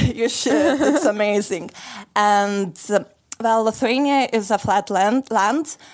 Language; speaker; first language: English; non-native, fluent; Lithuanian